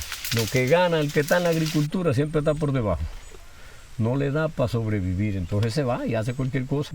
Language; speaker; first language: Spanish; native; Spanish